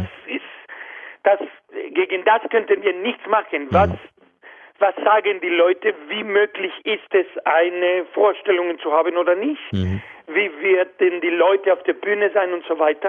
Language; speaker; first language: German; non-native, learner; Spanish